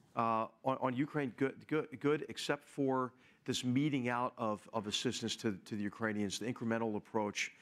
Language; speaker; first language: English; native; English